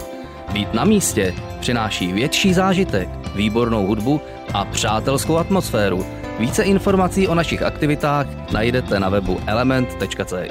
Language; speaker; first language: Czech; native; Czech